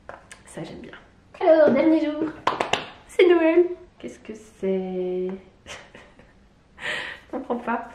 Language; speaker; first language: French; native; French